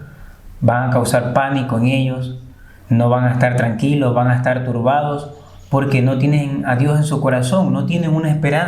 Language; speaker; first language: Spanish; native; Spanish